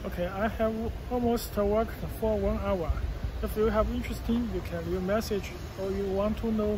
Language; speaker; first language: English; non-native, learner; Chinese